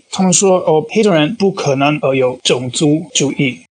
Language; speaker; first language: Chinese; non-native, fluent; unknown